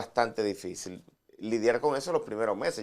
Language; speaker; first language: Spanish; native; Spanish